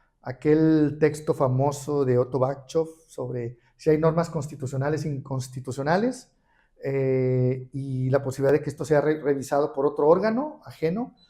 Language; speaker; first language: Spanish; native; Spanish